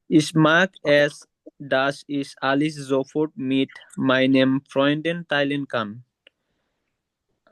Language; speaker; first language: German; non-native, learner; Bangla